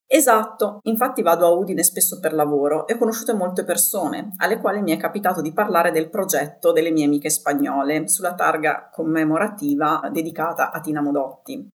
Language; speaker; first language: Italian; native; Italian